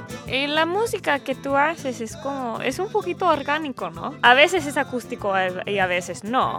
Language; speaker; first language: Spanish; early bilingual, heritage; Spanish